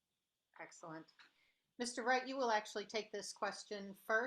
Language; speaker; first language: English; native; English